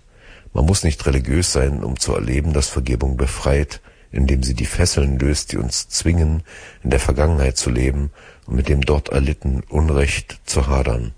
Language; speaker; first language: German; native; German